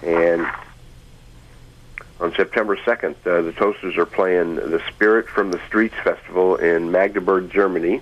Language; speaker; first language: English; native; English